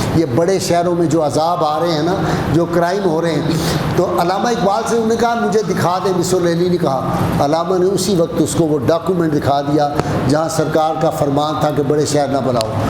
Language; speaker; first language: Urdu; non-native, local second language; Punjabi